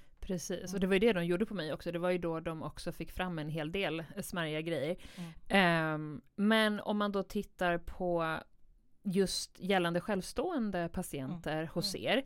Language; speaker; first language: Swedish; native; Swedish